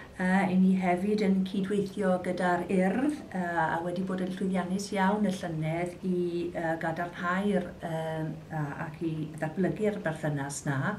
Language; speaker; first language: Welsh; native; Welsh